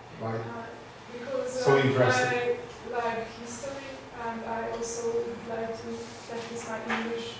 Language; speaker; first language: English; non-native, learner; Hungarian